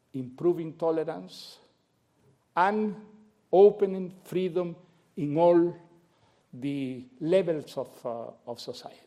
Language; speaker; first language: English; non-native, fluent; Spanish